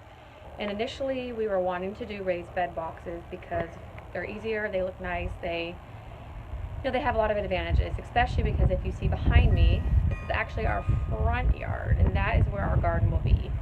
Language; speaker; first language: English; native; English